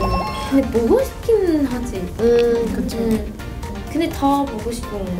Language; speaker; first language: Korean; non-native, fluent; Japanese